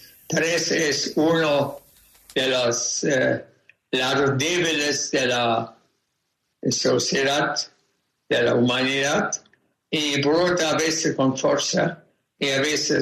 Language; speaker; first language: Spanish; non-native, fluent; German